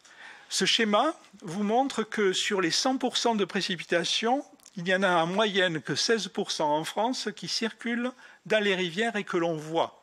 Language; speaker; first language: French; native; French